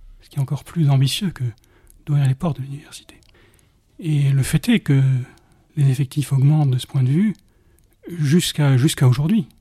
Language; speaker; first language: French; native; French